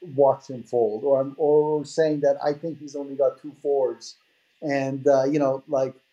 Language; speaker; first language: English; early bilingual, other home language; Persian